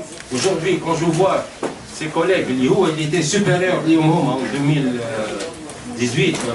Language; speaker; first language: French; non-native, local second language; Arabic